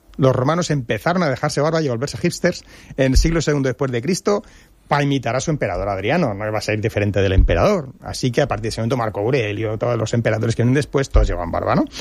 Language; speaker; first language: Spanish; native; Spanish